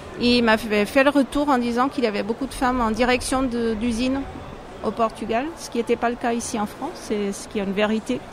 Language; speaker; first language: French; non-native, fluent; Portuguese